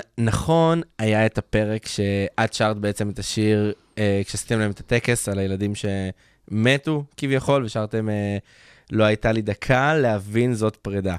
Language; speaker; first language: Hebrew; native; Hebrew